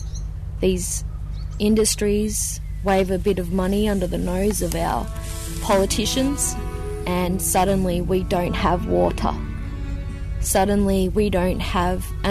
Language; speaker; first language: English; native; English